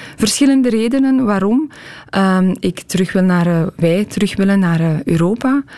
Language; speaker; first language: Dutch; early bilingual, other home language; Polish